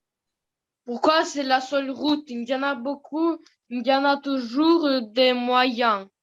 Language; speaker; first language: French; non-native, learner; Russian